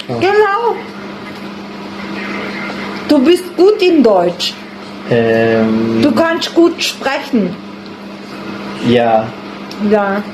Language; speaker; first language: German; early bilingual, other home language; Turkish